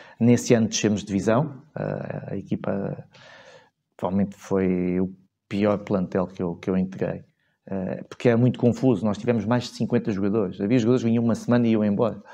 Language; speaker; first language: Portuguese; native; Portuguese